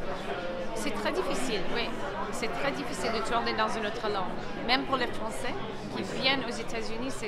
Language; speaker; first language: French; non-native, fluent; English